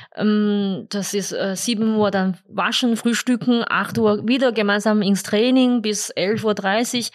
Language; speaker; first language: German; non-native, fluent; Chinese